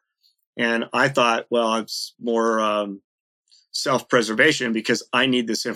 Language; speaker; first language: English; native; English